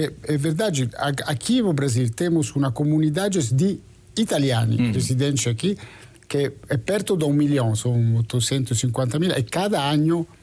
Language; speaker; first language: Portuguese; non-native, fluent; Italian